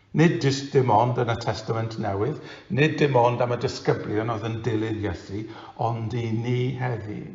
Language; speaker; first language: Welsh; non-native, local second language; English